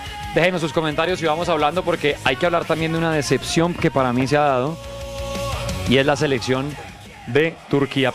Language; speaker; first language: Spanish; native; Spanish